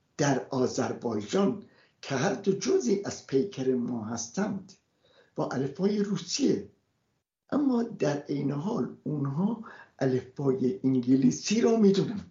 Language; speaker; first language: Persian; non-native, local second language; Kurdish